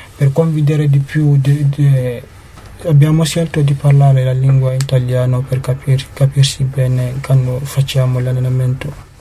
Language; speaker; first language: Italian; non-native, learner; Fula